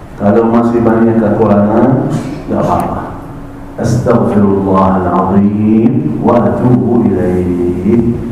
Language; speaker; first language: Malay; non-native, fluent; Arabic